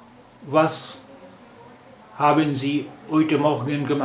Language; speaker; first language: German; non-native, learner; Urdu